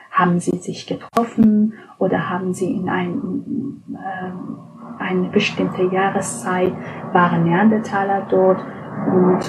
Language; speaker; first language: German; non-native, fluent; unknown